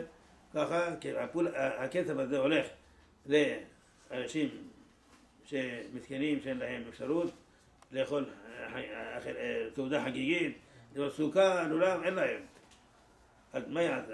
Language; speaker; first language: Hebrew; non-native, fluent; Persian